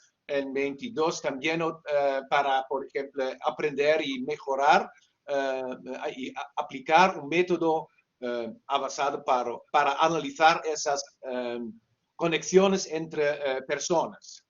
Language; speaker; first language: Spanish; non-native, learner; Dutch